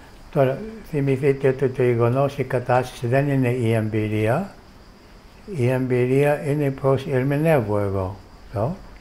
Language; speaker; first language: Greek; non-native, fluent; English